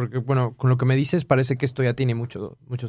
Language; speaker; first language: Spanish; native; Spanish